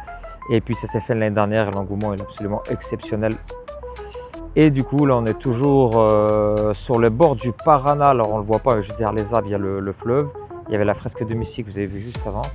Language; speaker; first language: French; native; French